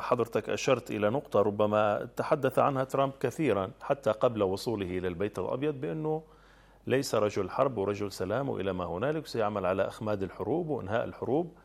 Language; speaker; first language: Arabic; native; Arabic